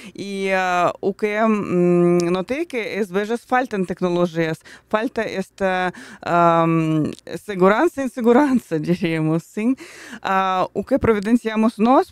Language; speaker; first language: Portuguese; non-native, fluent; Russian